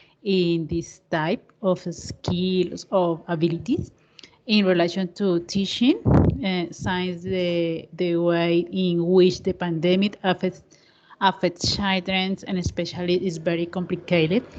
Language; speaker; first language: English; non-native, learner; Spanish